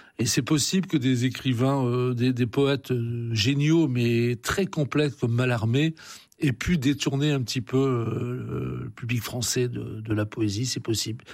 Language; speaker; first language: French; native; French